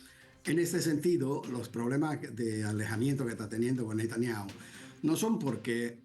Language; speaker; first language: Spanish; non-native, fluent; Italian